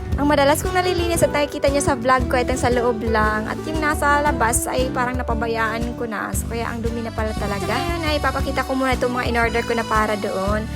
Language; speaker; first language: Filipino; non-native, local second language; Cebuano